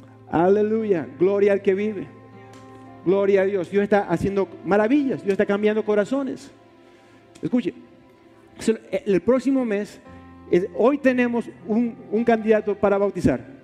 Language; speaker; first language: Spanish; early bilingual, heritage; Spanish